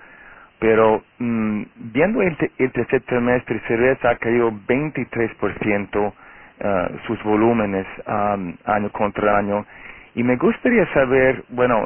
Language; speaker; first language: Spanish; non-native, fluent; Portuguese